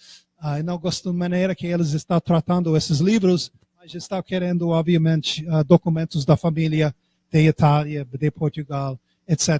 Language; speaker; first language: Portuguese; non-native, fluent; English